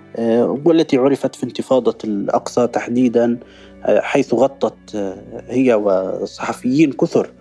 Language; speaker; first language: Arabic; native; Arabic